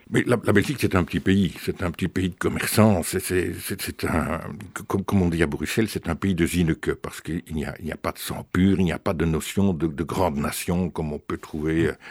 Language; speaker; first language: French; native; French